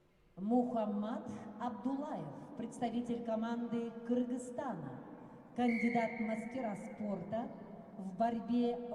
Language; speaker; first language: Russian; native; Russian